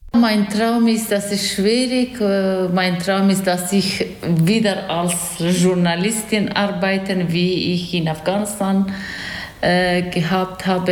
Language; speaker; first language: German; non-native, learner; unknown